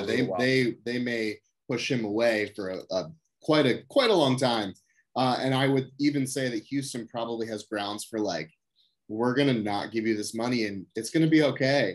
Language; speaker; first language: English; native; English